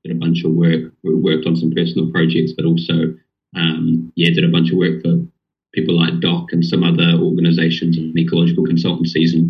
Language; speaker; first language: English; native; English